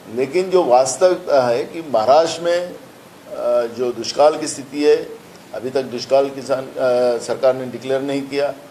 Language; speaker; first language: Hindi; non-native, local second language; Marathi